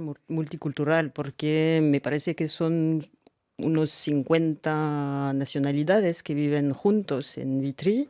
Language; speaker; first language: Spanish; non-native, fluent; French